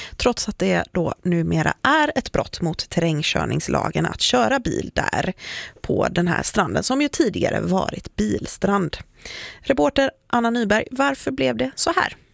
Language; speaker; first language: Swedish; native; Swedish